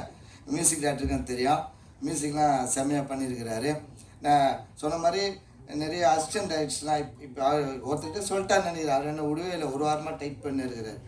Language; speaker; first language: Tamil; native; Tamil